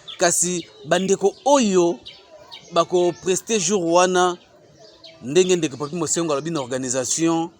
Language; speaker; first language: Lingala; native; Lingala